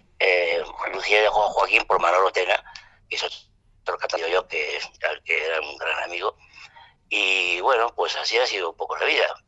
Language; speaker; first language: Spanish; non-native, fluent; French